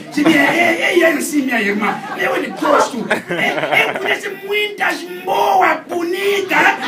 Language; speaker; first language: Portuguese; non-native, learner; French